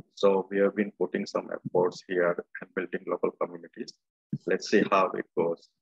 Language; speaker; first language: English; non-native, local second language; Gujarati